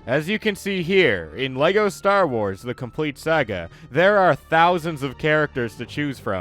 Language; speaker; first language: English; native; English